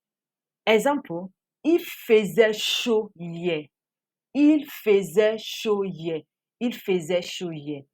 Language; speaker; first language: French; non-native, fluent; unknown